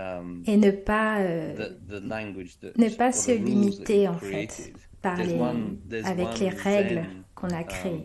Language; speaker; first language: French; native; French